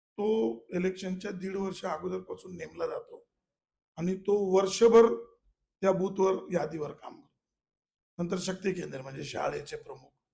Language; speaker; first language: Marathi; non-native, local second language; Malayalam